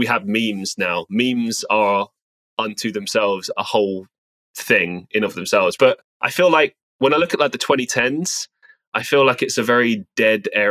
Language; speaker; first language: English; native; English